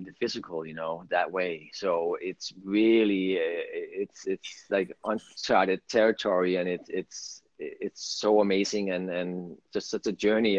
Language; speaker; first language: English; non-native, fluent; Danish